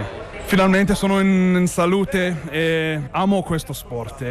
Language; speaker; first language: Italian; non-native, learner; English